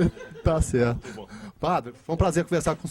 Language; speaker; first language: Portuguese; native; Portuguese